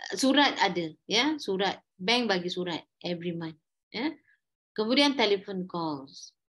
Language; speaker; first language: Malay; native; Malay